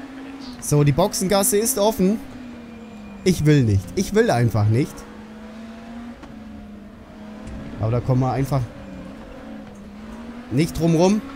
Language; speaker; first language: German; native; German